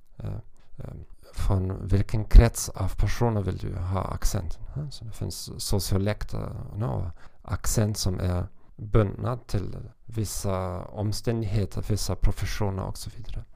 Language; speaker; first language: Swedish; non-native, learner; German